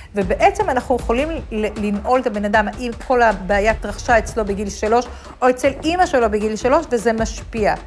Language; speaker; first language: Hebrew; native; Hebrew